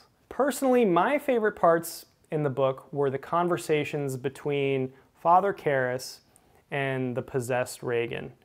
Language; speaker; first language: English; native; English